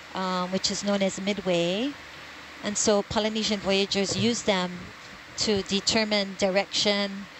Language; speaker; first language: English; native; English